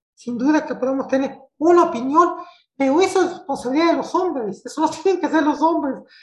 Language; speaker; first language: Spanish; native; Spanish